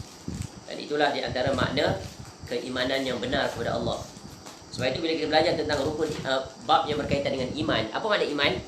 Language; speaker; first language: Malay; native; Malay